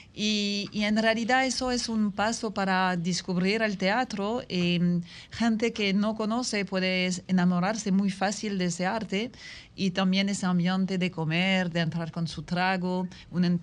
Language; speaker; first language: Spanish; non-native, fluent; French